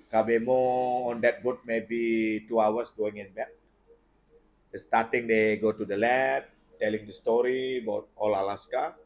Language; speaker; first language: English; non-native, learner; Indonesian